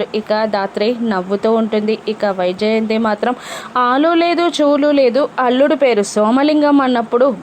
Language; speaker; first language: Telugu; native; Telugu